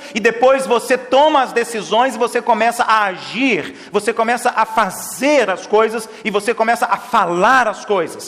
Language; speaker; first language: Portuguese; native; Portuguese